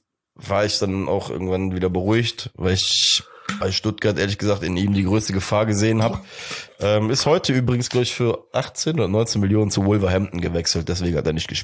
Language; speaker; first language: German; native; German